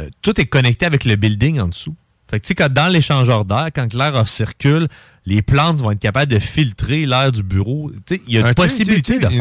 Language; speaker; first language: French; native; French